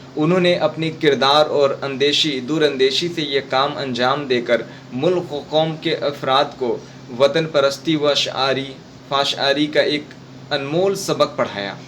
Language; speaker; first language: Urdu; native; Urdu